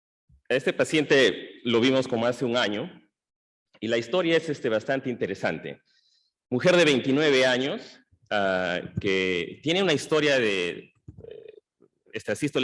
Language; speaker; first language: Spanish; native; Spanish